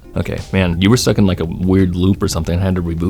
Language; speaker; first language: English; native; English